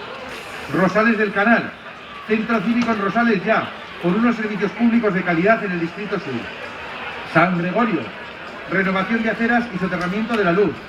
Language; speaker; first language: Spanish; native; Spanish